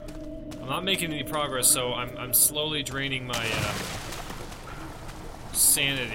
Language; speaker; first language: English; native; English